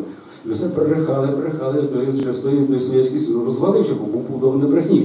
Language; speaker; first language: Ukrainian; native; Ukrainian